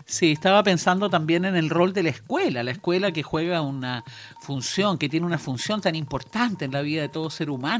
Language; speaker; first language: Spanish; native; Spanish